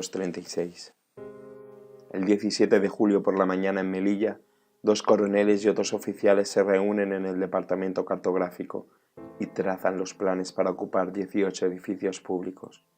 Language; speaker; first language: Spanish; native; Spanish